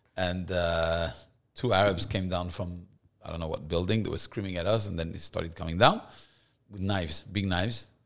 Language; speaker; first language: English; non-native, fluent; French